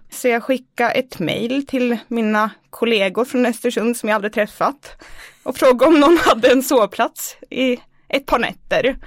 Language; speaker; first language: Swedish; native; Swedish